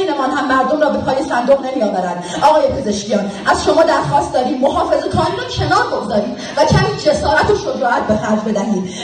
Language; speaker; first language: Persian; non-native, local second language; Kurdish